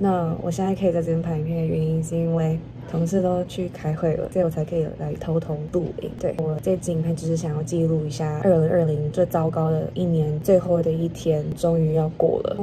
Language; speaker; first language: Chinese; native; Chinese